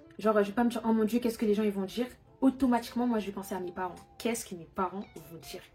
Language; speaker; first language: French; early bilingual, other home language; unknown